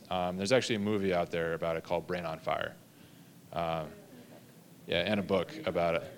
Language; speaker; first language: English; native; English